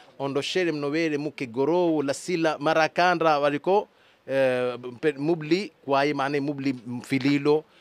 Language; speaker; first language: Swahili; native; Swahili